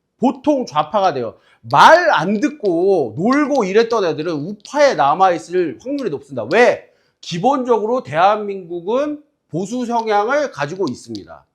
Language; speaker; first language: Korean; native; Korean